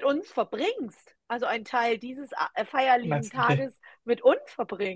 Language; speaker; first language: German; native; German